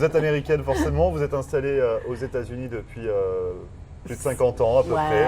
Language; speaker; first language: French; native; French